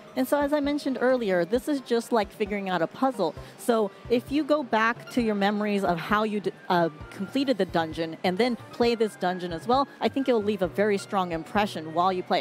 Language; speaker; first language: English; native; English